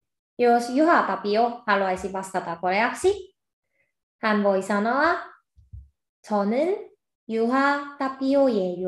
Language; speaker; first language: Finnish; non-native, fluent; Korean